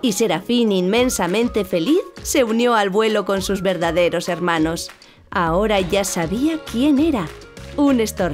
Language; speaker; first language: Spanish; native; Spanish